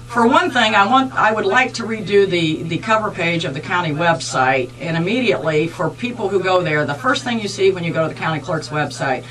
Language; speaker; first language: English; native; English